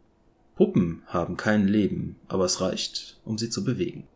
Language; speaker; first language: German; native; German